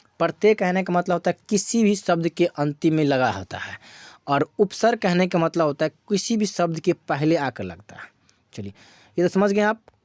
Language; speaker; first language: Hindi; native; Hindi